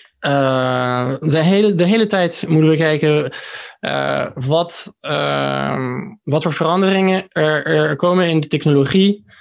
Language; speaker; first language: Dutch; early bilingual, heritage; Dutch